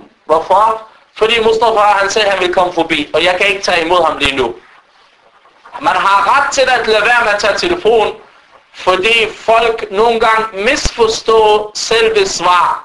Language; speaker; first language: Danish; non-native, fluent; Arabic